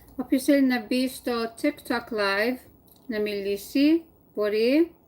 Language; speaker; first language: Greek; early bilingual, heritage; Greek